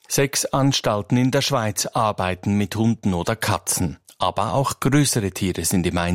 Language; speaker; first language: German; native; German